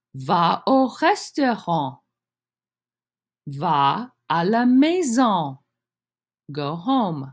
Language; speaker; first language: French; non-native, fluent; English